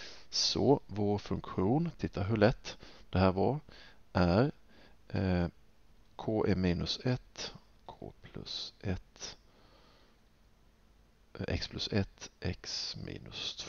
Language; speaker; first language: Swedish; native; Swedish